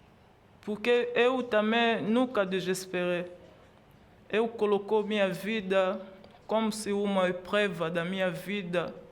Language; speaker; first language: Portuguese; non-native, learner; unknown